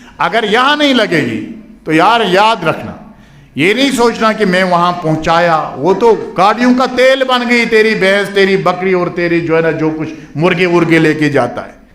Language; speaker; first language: Urdu; non-native, local second language; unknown